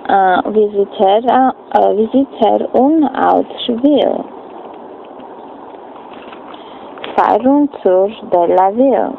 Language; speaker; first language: French; non-native, learner; English